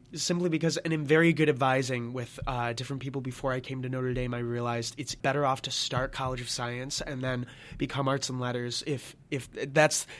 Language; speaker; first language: English; native; English